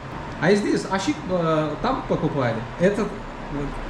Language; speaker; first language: Russian; non-native, learner; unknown